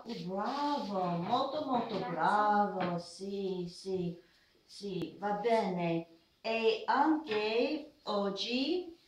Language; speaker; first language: Italian; non-native, learner; English